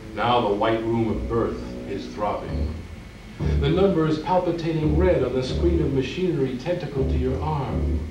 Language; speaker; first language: English; native; English